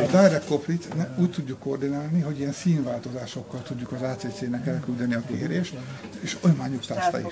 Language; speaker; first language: Hungarian; native; Hungarian